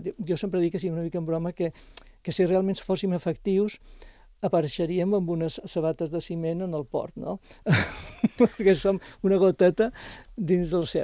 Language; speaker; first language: Catalan; native; Catalan